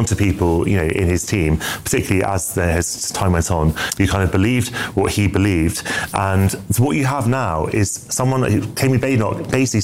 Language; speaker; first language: English; native; English